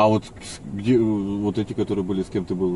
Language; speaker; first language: Russian; native; Russian